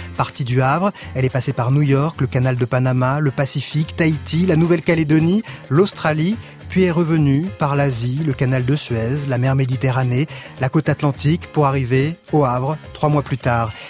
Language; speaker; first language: French; native; French